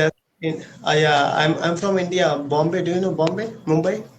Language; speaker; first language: English; non-native, learner; Hindi